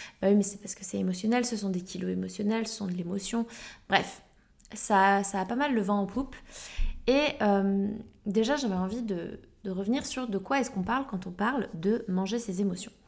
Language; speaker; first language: French; native; French